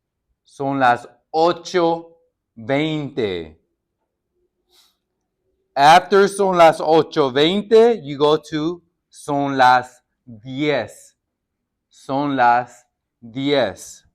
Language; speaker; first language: Spanish; non-native, fluent; English